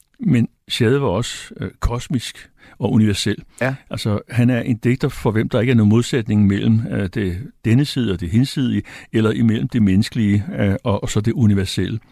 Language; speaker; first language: Danish; native; Danish